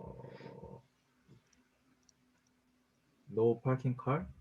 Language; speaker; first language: English; non-native, learner; Korean